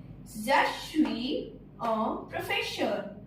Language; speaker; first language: French; non-native, fluent; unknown